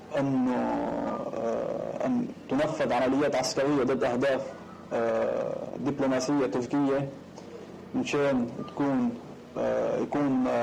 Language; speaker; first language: Arabic; non-native, local second language; Armenian